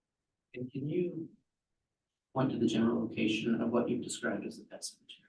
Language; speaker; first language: English; native; English